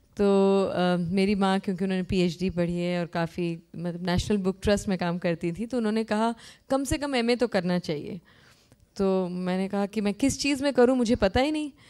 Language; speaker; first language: Hindi; native; Hindi